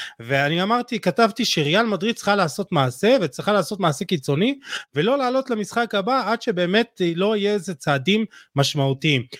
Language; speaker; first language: Hebrew; native; Hebrew